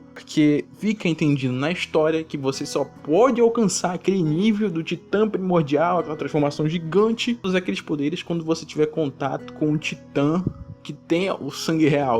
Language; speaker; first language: Portuguese; native; Portuguese